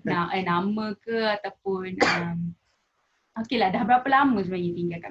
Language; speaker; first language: Malay; native; Malay